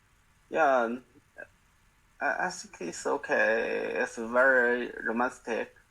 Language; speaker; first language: English; non-native, learner; Chinese